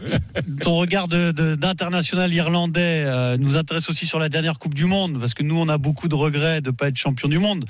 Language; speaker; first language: French; native; French